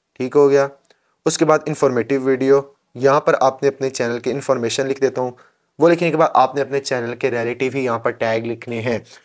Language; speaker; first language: Urdu; non-native, local second language; Punjabi